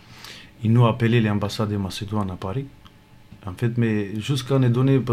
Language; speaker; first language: French; non-native, learner; Romany